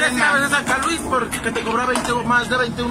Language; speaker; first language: Spanish; native; Spanish